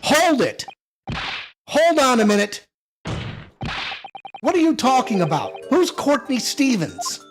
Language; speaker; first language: English; native; English